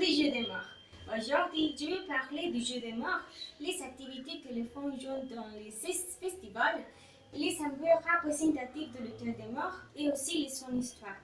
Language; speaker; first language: French; non-native, learner; Spanish